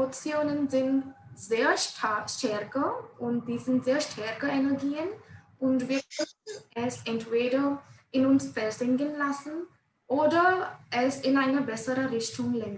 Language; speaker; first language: German; non-native, learner; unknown